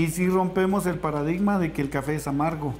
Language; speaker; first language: Spanish; native; Spanish